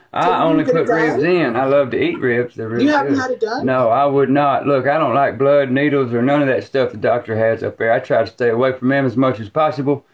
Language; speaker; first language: English; native; English